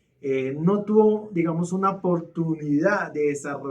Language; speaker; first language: Spanish; native; Spanish